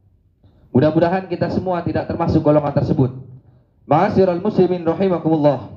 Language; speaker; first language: Indonesian; native; Indonesian